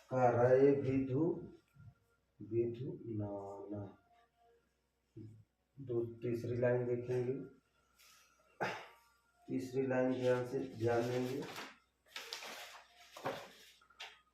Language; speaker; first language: Hindi; native; Hindi